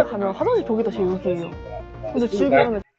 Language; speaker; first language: Korean; native; Korean